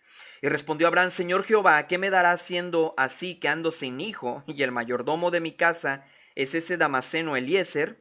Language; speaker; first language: Spanish; native; Spanish